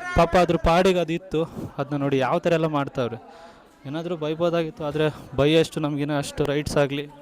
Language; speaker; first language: Kannada; native; Kannada